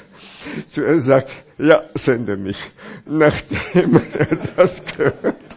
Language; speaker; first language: German; non-native, fluent; Chinese